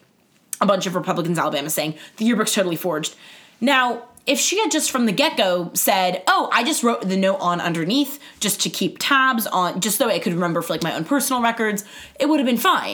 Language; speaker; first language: English; native; English